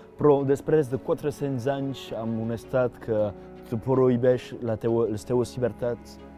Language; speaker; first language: Catalan; non-native, local second language; French